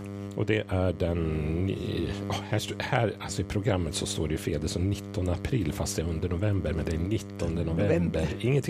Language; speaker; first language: Swedish; native; Swedish